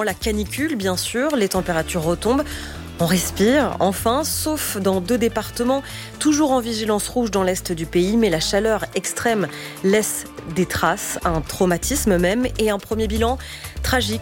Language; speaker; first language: French; native; French